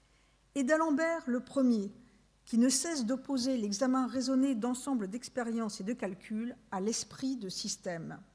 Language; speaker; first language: French; native; French